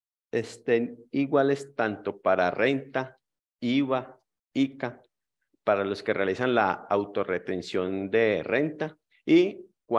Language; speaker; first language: Spanish; native; Spanish